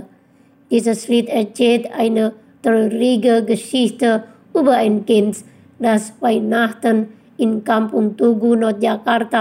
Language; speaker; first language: German; non-native, fluent; Indonesian